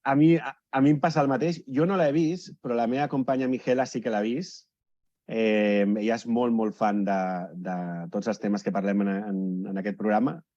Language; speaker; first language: Catalan; native; Catalan